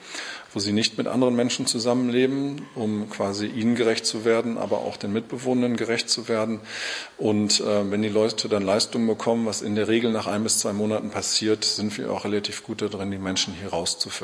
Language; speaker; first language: German; native; German